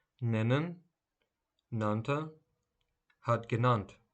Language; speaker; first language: German; non-native, fluent; Ukrainian